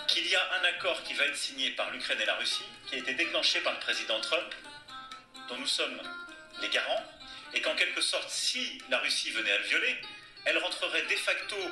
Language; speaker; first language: French; native; French